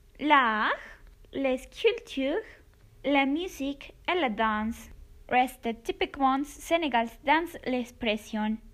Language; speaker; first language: French; non-native, learner; Spanish